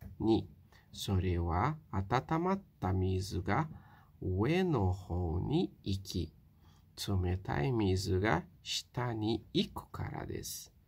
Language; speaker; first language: Japanese; non-native, fluent; Portuguese